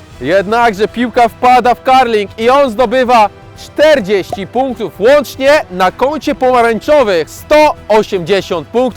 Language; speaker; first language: Polish; native; Polish